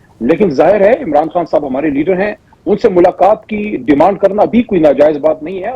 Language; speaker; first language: Urdu; non-native, local second language; Pashto